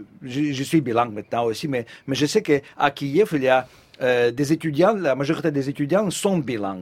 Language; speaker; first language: French; non-native, fluent; Russian